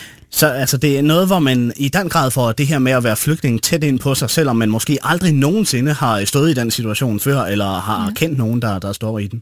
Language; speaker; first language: Danish; native; Danish